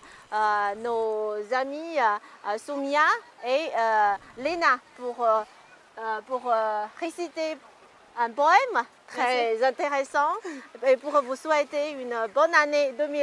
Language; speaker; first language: French; non-native, fluent; Chinese